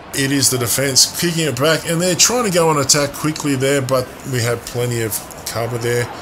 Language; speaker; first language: English; native; English